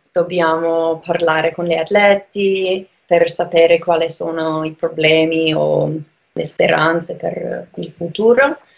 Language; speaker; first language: Italian; non-native, fluent; English